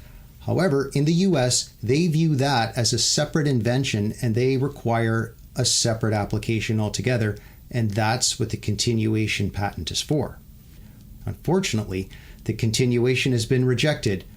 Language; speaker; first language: English; native; English